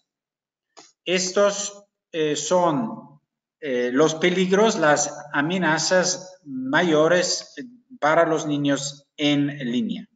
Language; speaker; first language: Spanish; non-native, fluent; German